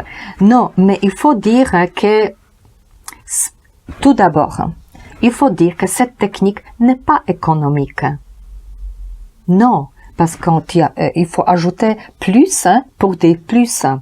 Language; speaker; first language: French; non-native, learner; Polish